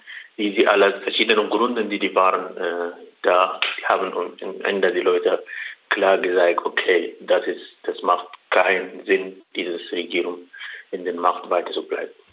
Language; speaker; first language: German; non-native, learner; Arabic